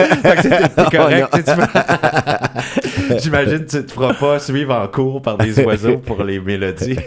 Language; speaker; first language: French; native; French